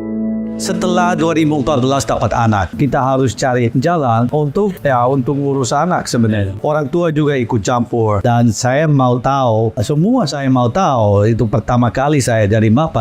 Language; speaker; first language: Indonesian; non-native, fluent; Dutch